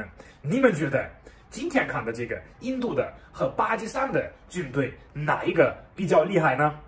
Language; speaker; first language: Chinese; non-native, fluent; German